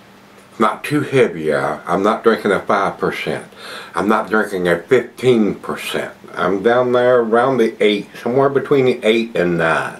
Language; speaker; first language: English; native; English